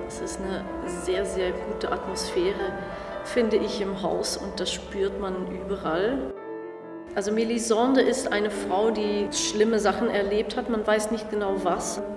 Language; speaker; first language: German; non-native, fluent; Dutch